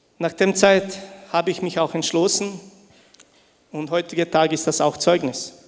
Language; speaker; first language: German; non-native, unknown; Bosnian